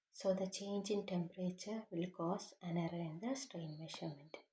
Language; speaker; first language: English; non-native, local second language; Malayalam